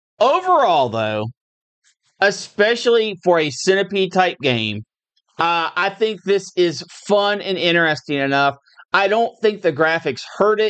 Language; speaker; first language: English; native; English